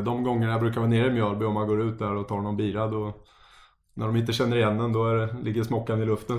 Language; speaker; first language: Swedish; native; Swedish